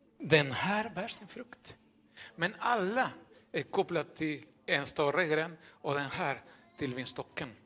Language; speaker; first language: Swedish; non-native, fluent; Spanish